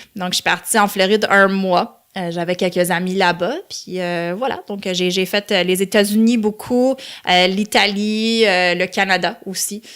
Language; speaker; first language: French; non-native, local second language; Italian